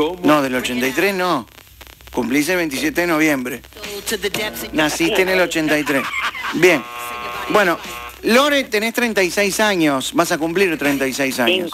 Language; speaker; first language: Spanish; native; Spanish